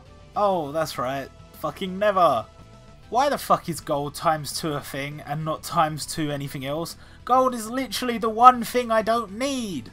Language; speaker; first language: English; native; English